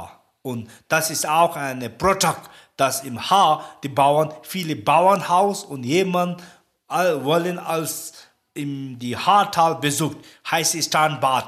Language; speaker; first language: German; non-native, learner; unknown